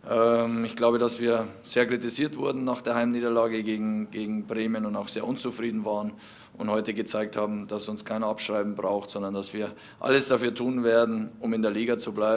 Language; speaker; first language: German; native; German